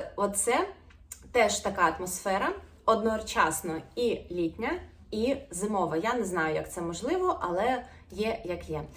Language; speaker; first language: Ukrainian; non-native, local second language; Russian